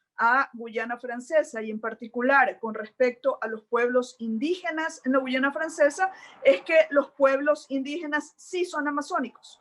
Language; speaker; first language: Spanish; native; Spanish